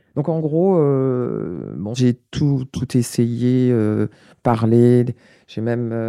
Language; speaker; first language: French; native; French